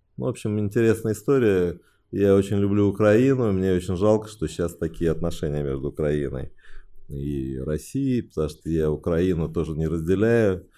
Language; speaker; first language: Russian; early bilingual, other home language; Chinese